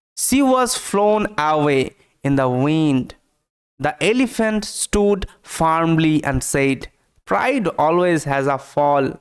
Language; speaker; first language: English; non-native, local second language; Bangla